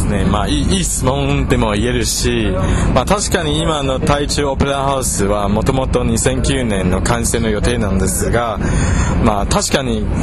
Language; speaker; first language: Japanese; non-native, fluent; Chinese